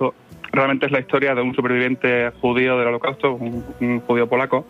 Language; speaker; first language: Spanish; native; Spanish